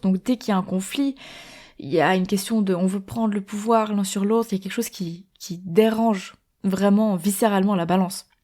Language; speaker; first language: French; native; French